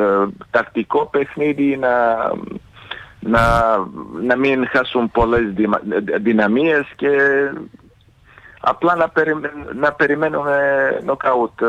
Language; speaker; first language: Greek; non-native, fluent; Serbian